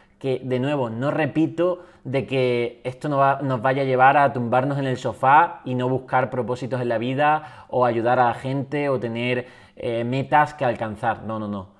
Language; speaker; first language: Spanish; native; Spanish